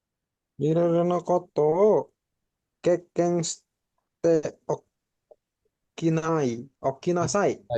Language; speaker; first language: Japanese; non-native, learner; Indonesian